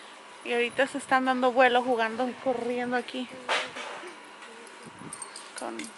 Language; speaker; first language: Spanish; native; Spanish